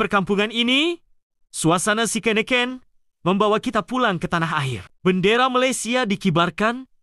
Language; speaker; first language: Malay; native; Malay